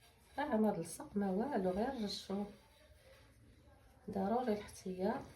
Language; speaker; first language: Arabic; native; Arabic